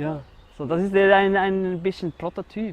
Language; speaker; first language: German; non-native, learner; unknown